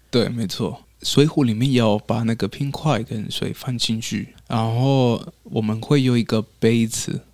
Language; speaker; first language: Chinese; non-native, fluent; Spanish